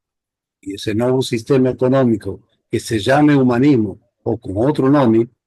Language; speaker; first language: Portuguese; non-native, fluent; Spanish